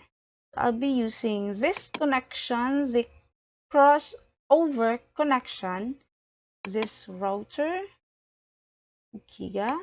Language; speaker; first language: English; non-native, learner; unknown